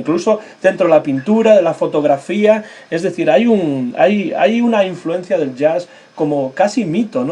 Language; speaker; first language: Spanish; native; Spanish